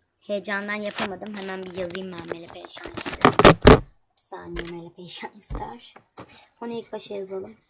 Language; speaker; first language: Turkish; native; Turkish